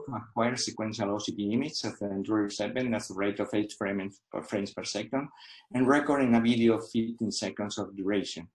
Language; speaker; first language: English; non-native, fluent; Spanish